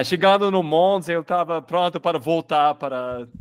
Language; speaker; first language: Portuguese; non-native, fluent; English